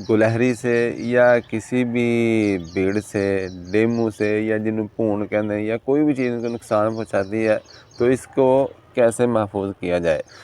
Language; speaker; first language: Urdu; non-native, local second language; Punjabi